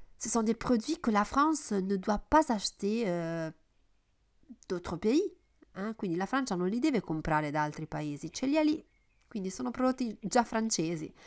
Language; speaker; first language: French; non-native, fluent; Italian